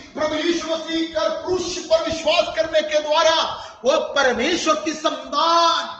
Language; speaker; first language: Hindi; non-native, local second language; Malayalam